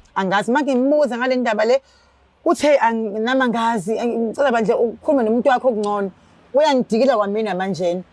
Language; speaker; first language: Zulu; native; Zulu